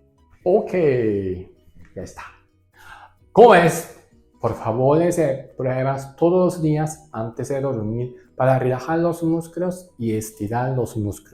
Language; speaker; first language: Spanish; non-native, learner; Japanese